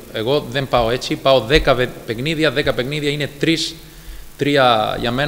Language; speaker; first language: Greek; non-native, fluent; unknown